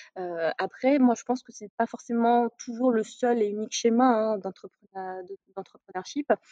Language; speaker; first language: French; non-native, local second language; Arabic